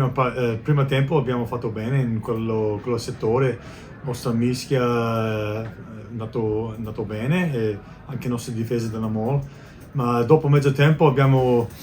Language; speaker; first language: Italian; non-native, learner; English